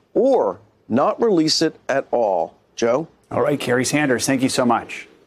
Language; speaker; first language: English; native; English